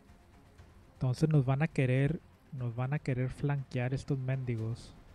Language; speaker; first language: Spanish; native; Spanish